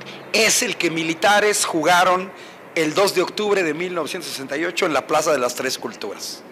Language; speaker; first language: Spanish; native; Spanish